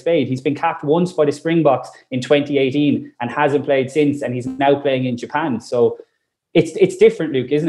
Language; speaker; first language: English; native; English